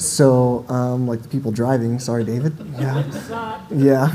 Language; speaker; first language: English; native; English